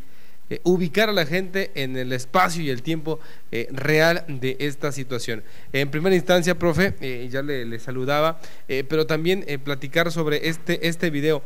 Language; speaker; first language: Spanish; native; Spanish